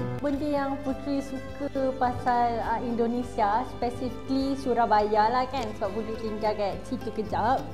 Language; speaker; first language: Malay; native; Malay